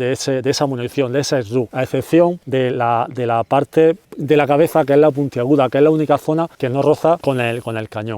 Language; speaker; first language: Spanish; native; Spanish